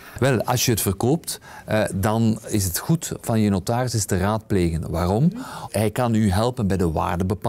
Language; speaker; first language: Dutch; native; Dutch